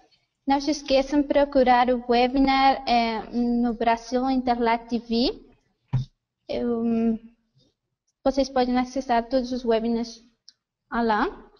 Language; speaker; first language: Portuguese; non-native, fluent; Spanish